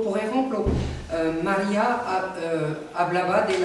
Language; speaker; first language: Spanish; non-native, fluent; French